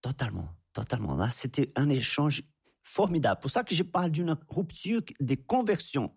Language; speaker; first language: French; non-native, fluent; Portuguese